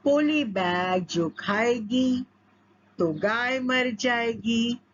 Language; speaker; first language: Hindi; non-native, local second language; Marathi